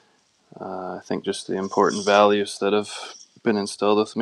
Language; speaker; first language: English; native; English